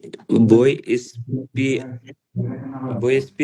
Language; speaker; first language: Italian; non-native, learner; Bangla